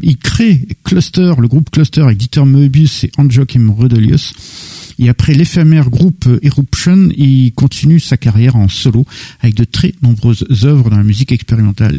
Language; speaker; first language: French; native; French